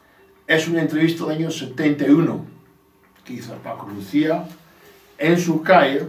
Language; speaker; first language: Spanish; non-native, fluent; English